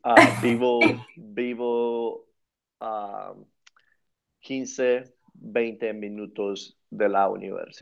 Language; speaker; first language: Spanish; early bilingual, other home language; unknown